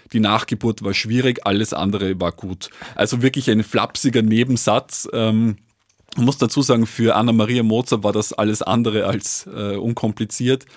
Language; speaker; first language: German; native; German